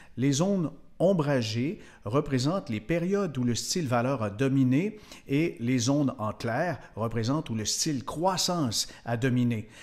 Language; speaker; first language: French; native; French